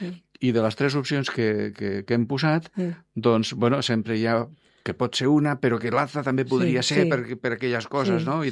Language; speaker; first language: Catalan; non-native, fluent; Spanish